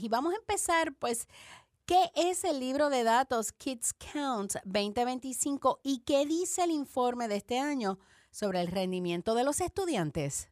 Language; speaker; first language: Spanish; native; Spanish